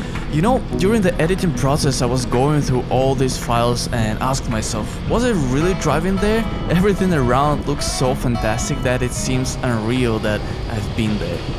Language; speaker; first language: English; non-native, fluent; Russian